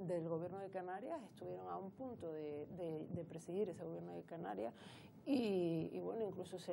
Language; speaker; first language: Spanish; native; Spanish